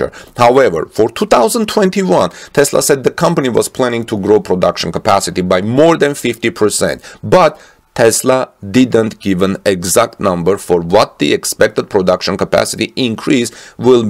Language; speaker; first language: English; non-native, fluent; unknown